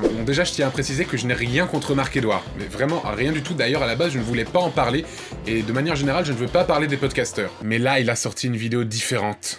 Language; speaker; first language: French; native; French